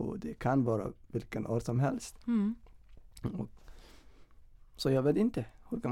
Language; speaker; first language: Swedish; non-native, fluent; Somali